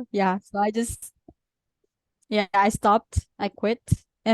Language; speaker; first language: English; non-native, fluent; Indonesian